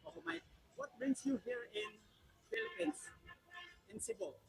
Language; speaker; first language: English; non-native, local second language; Cebuano